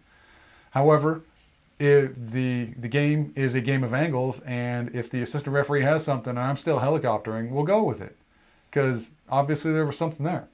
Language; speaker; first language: English; native; English